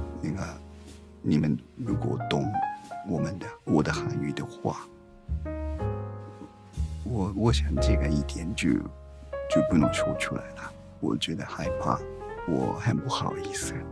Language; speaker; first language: Chinese; non-native, learner; Japanese